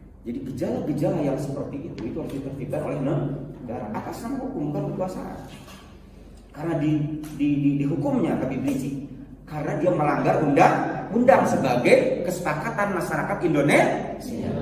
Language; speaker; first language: Indonesian; native; Indonesian